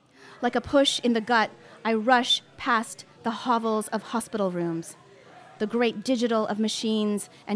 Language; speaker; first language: English; native; English